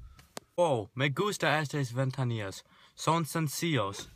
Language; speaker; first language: Spanish; non-native, learner; English